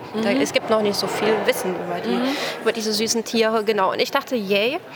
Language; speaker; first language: German; native; German